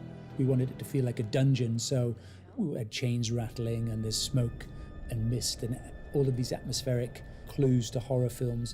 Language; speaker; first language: English; native; English